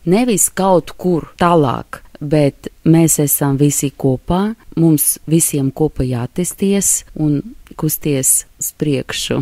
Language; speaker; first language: Latvian; non-native, local second language; Russian